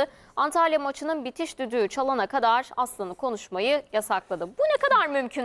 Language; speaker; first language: Turkish; native; Turkish